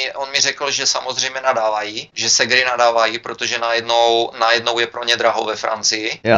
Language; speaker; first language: Czech; native; Czech